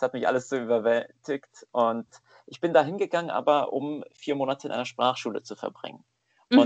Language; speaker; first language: German; native; German